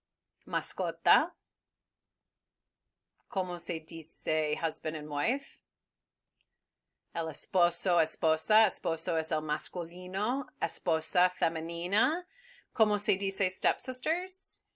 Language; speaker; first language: Spanish; non-native, fluent; English